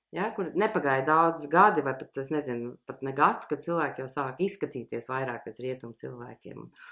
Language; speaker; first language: Latvian; early bilingual, heritage; Latvian